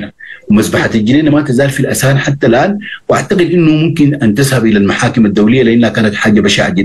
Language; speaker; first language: Arabic; native; Arabic